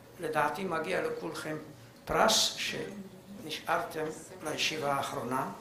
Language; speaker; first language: Hebrew; non-native, fluent; Hungarian